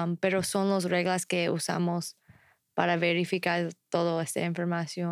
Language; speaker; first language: Spanish; non-native, fluent; English